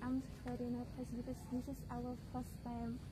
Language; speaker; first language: English; non-native, learner; Javanese